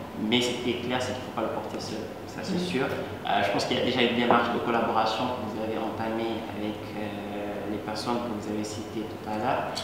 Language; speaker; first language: French; non-native, local second language; Wolof